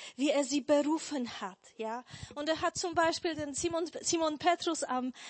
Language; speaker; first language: German; non-native, fluent; Polish